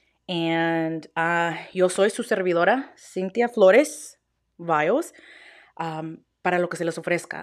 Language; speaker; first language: Spanish; early bilingual, heritage; Spanish